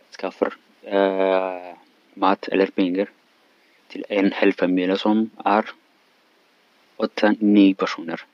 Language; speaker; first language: Swedish; non-native, learner; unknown